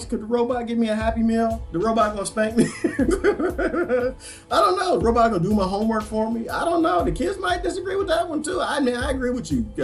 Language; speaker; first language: English; native; English